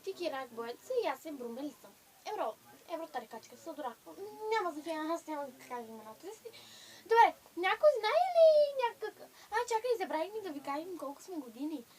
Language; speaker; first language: Bulgarian; non-native, local second language; Turkish